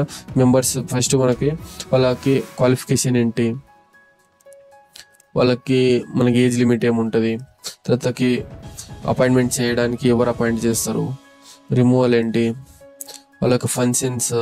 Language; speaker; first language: Telugu; native; Telugu